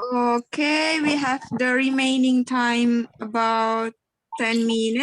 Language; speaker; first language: English; non-native, learner; Indonesian